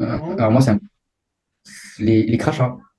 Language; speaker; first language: French; native; French